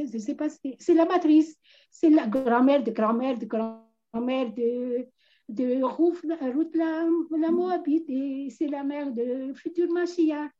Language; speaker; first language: French; non-native, local second language; Malagasy